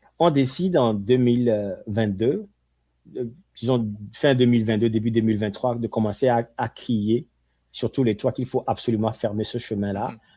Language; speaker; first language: French; non-native, local second language; Ewe